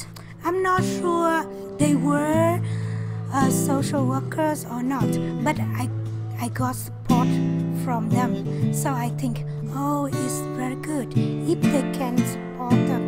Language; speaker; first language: English; non-native, learner; Vietnamese